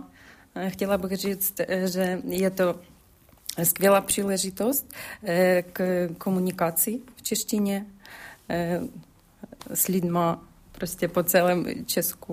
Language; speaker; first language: Czech; non-native, learner; Ukrainian